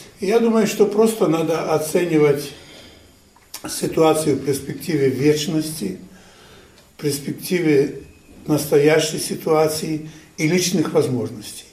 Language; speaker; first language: Russian; non-native, fluent; Ukrainian